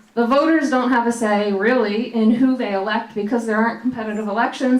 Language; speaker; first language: English; native; English